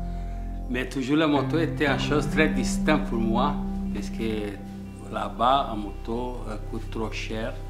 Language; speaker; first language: French; non-native, fluent; Portuguese